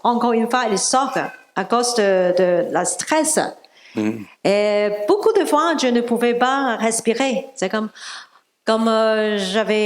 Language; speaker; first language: French; non-native, learner; Cantonese